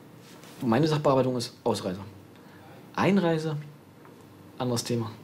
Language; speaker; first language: German; native; German